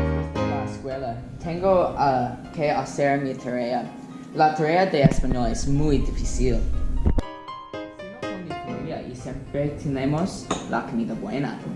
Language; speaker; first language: Spanish; non-native, learner; English